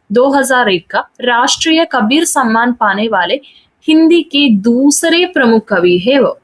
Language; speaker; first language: Hindi; non-native, local second language; Malayalam